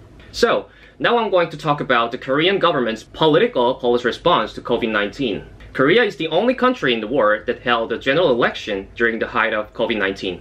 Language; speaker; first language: English; non-native, fluent; Korean